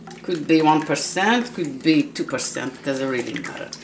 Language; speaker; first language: English; non-native, learner; Portuguese